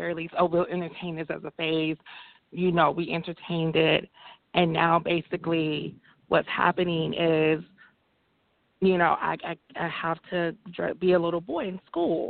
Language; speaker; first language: English; native; English